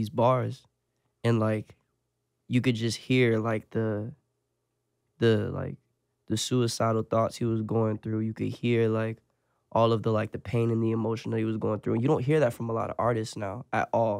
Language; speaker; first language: English; native; English